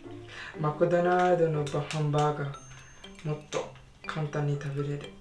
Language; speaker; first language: Japanese; non-native, learner; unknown